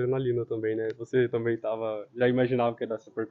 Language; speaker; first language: Portuguese; native; Portuguese